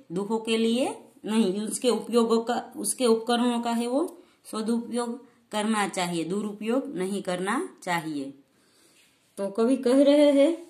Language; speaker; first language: Hindi; non-native, local second language; Gujarati